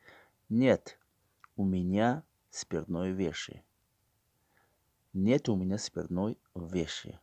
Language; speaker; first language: Russian; non-native, learner; Tajik